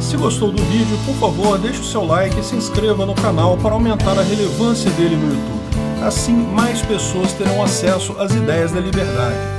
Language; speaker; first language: Portuguese; native; Portuguese